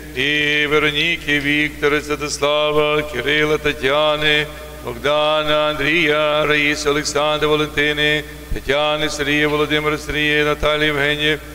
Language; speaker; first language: Ukrainian; native; Ukrainian